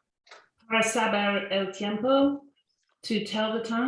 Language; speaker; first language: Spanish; non-native, learner; English